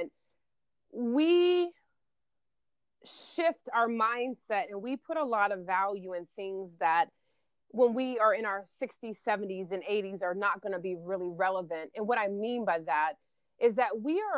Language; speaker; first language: English; native; English